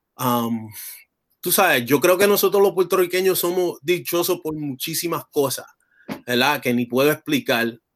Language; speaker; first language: Spanish; early bilingual, other home language; English